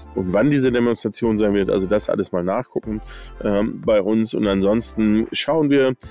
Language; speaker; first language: German; early bilingual, other home language; English